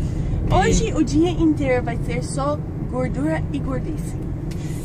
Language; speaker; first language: Portuguese; non-native, fluent; English